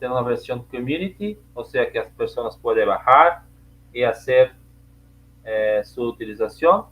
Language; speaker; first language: Spanish; non-native, learner; Portuguese